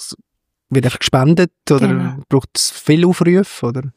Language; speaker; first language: German; native; German